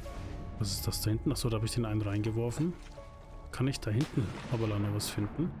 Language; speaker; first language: German; native; German